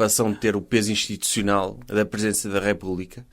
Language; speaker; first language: Portuguese; native; Portuguese